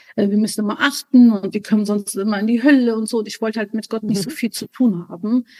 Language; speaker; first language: German; early bilingual, other home language; Arabic